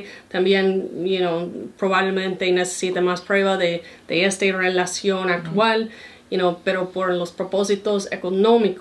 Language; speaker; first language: Spanish; non-native, fluent; English